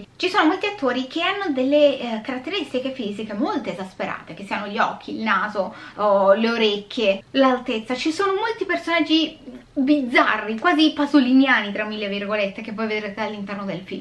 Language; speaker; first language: Italian; native; Italian